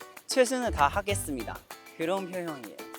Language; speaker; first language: Korean; non-native, learner; Chinese